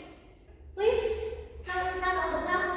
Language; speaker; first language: English; non-native, fluent; Indonesian